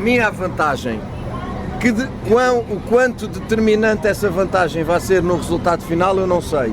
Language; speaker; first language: Portuguese; native; Portuguese